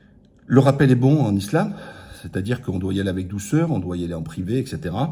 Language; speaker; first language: French; native; French